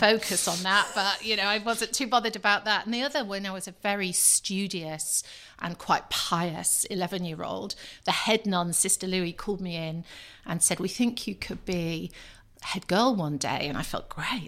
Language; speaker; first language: English; native; English